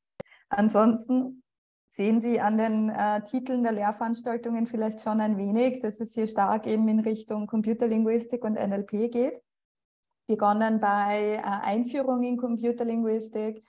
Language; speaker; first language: German; native; German